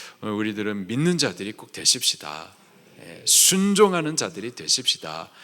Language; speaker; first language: Korean; native; Korean